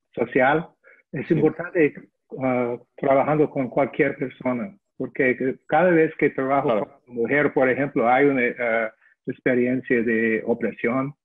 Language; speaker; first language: Spanish; non-native, fluent; English